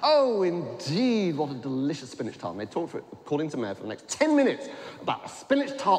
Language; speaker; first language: English; native; English